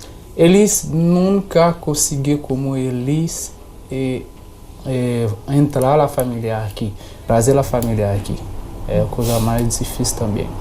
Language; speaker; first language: Portuguese; non-native, learner; Haitian Creole